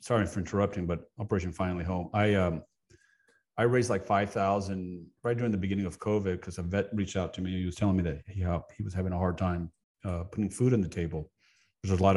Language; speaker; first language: English; native; English